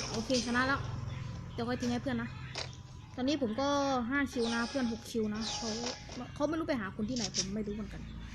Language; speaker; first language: Thai; native; Thai